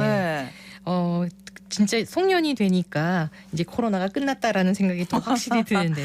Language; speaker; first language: Korean; native; Korean